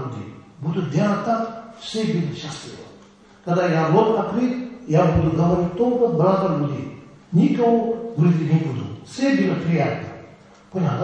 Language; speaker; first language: Russian; non-native, learner; Tibetan